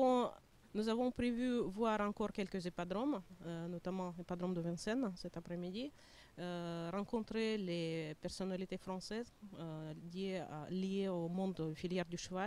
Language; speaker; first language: French; non-native, fluent; Russian